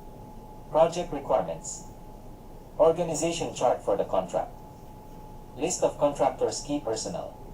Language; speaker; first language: English; non-native, local second language; Cebuano